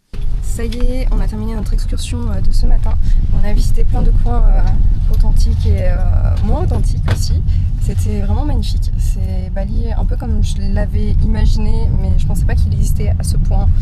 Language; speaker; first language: French; native; French